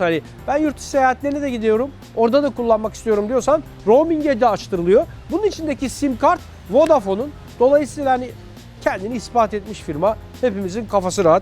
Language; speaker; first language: Turkish; native; Turkish